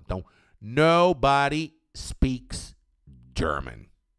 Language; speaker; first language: English; non-native, fluent; Portuguese